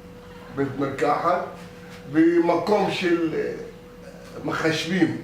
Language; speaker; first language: Hebrew; non-native, local second language; Arabic